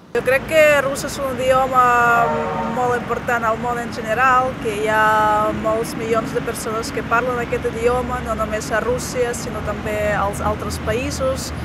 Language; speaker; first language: Catalan; non-native, fluent; Russian